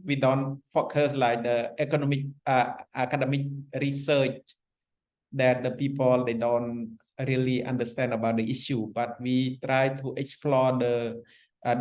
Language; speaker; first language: English; non-native, fluent; Khmer